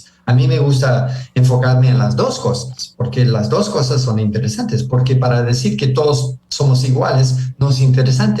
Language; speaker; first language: Spanish; early bilingual, heritage; Spanish